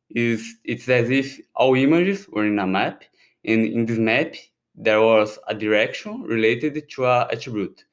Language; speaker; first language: English; non-native, fluent; Portuguese